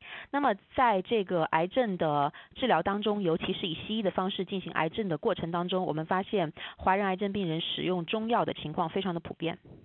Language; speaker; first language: Chinese; native; Chinese